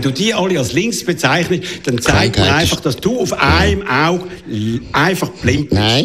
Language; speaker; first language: German; native; German